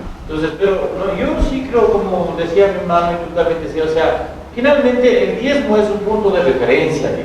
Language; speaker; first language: Spanish; native; Spanish